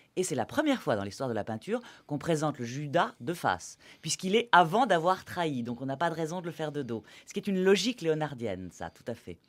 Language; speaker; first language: French; native; French